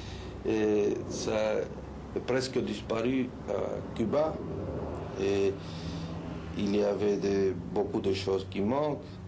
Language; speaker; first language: French; non-native, fluent; Spanish